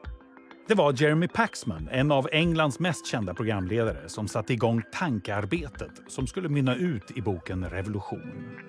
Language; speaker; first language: Swedish; native; Swedish